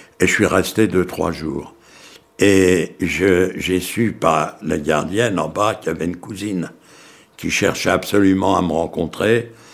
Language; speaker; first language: French; early bilingual, other home language; Yiddish